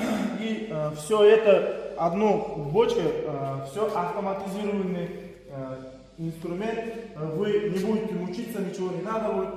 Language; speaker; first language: Russian; non-native, learner; Uzbek